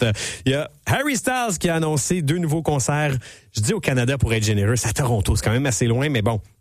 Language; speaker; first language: French; native; French